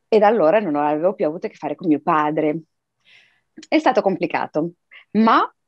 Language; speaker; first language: Italian; early bilingual, other home language; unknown